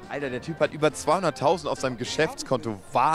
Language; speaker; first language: German; native; German